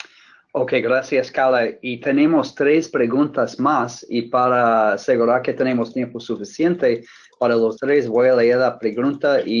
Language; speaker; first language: Spanish; non-native, fluent; English